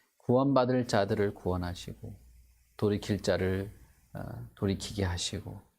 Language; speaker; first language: Korean; native; Korean